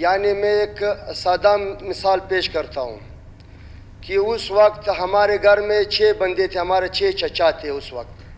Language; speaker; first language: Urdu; non-native, local second language; Pashto